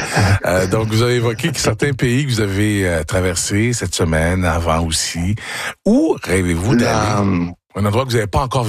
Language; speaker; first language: French; native; French